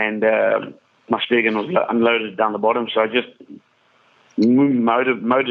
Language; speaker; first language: English; native; English